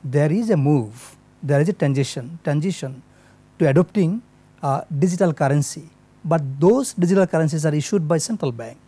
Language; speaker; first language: English; non-native, local second language; Bangla